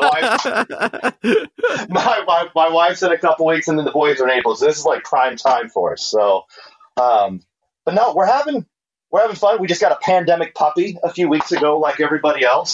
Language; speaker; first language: English; native; English